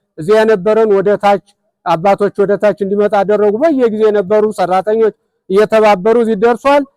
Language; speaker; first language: Amharic; native; Amharic